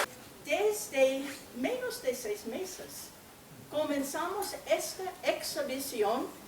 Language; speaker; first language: Spanish; non-native, fluent; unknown